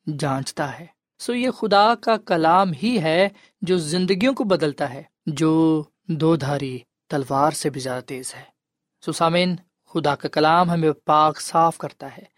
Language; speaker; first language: Urdu; non-native, local second language; Punjabi